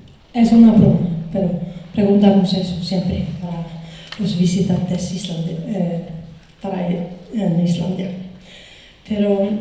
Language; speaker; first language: Spanish; non-native, fluent; Icelandic